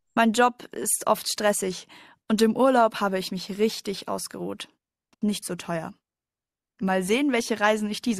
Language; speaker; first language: German; non-native, learner; Bangla